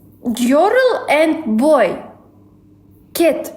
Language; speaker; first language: English; non-native, learner; Uzbek